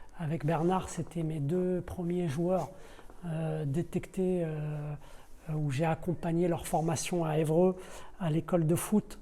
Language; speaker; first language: French; early bilingual, other home language; Arabic